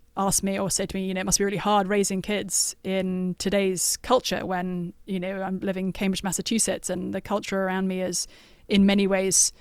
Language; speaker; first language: English; native; English